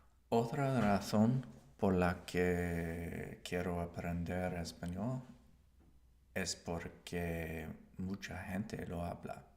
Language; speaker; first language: Spanish; non-native, learner; English